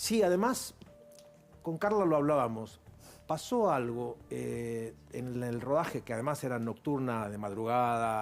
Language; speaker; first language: Spanish; native; Spanish